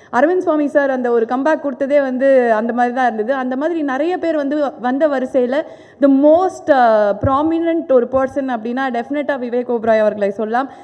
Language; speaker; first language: Tamil; native; Tamil